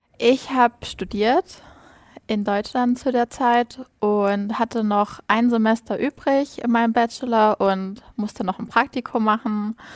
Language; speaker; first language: German; native; German